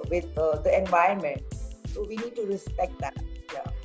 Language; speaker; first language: English; non-native, local second language; Hindi